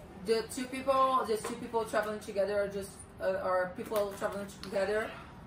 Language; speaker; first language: English; non-native, learner; Portuguese